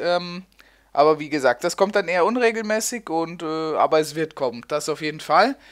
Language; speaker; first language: German; native; German